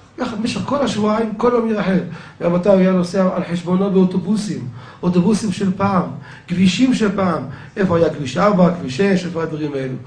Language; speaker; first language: Hebrew; native; Hebrew